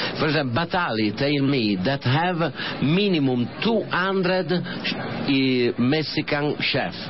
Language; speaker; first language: English; non-native, learner; Italian